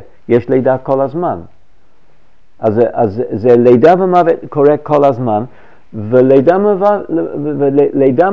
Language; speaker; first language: Hebrew; non-native, fluent; English